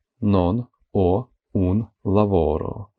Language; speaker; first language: Italian; non-native, fluent; Ukrainian